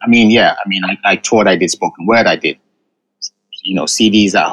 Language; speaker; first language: English; non-native, local second language; Ga